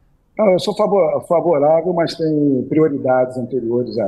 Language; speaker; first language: Portuguese; native; Portuguese